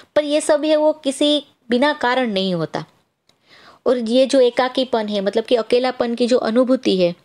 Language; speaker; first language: Hindi; non-native, local second language; Gujarati